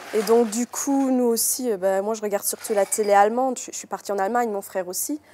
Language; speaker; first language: French; native; French